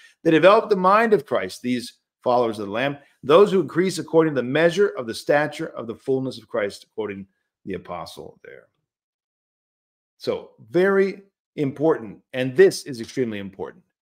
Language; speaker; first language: English; native; English